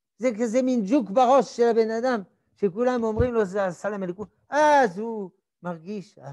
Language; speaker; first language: Hebrew; non-native, fluent; French